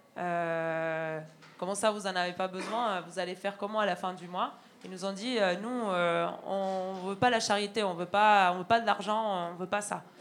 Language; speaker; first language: French; non-native, fluent; Spanish